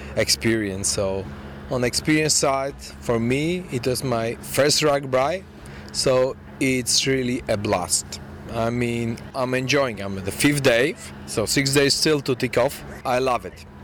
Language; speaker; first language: English; non-native, fluent; Polish